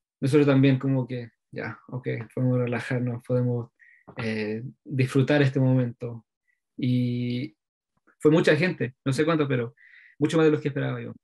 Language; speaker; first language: Spanish; early bilingual, heritage; Norwegian